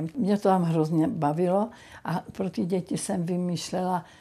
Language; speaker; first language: Czech; native; Czech